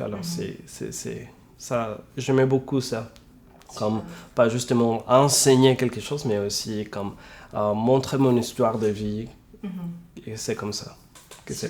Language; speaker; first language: French; non-native, fluent; Spanish